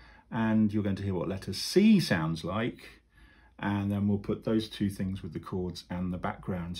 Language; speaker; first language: English; native; English